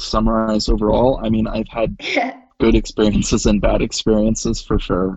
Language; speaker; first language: English; native; English